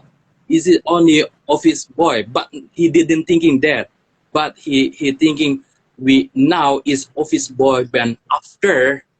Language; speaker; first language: English; non-native, learner; Indonesian